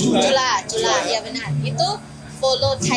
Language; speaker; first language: Indonesian; non-native, learner; Thai